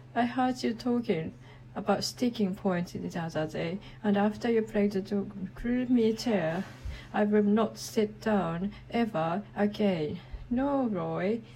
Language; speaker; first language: English; non-native, learner; Japanese